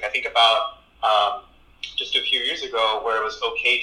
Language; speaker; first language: English; early bilingual, other home language; Spanish